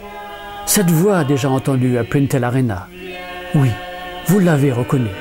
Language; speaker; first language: French; native; French